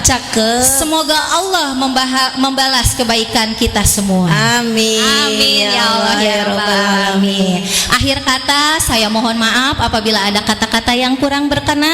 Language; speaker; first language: Indonesian; native; Indonesian